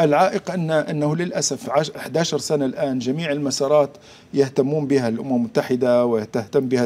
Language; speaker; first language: Arabic; native; Arabic